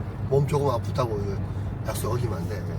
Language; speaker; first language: Korean; native; Korean